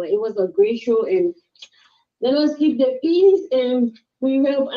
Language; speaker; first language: English; native; English